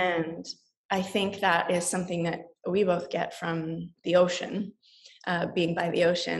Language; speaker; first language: English; native; English